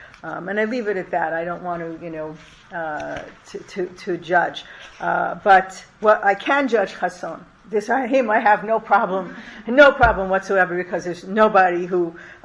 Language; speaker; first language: English; native; English